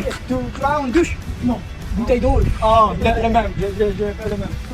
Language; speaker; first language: French; non-native, learner; Kazakh